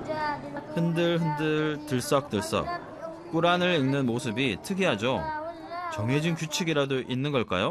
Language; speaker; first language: Korean; native; Korean